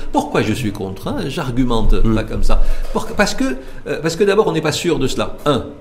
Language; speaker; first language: French; non-native, local second language; Arabic